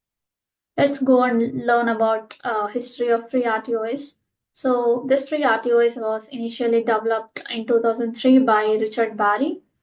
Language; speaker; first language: English; non-native, local second language; Telugu